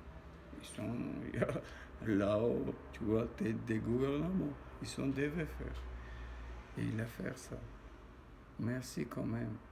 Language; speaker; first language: French; non-native, learner; Armenian